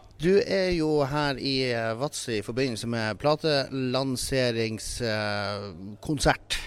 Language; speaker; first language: Norwegian; native; Norwegian